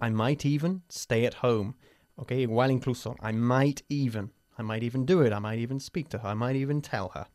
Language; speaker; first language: English; native; English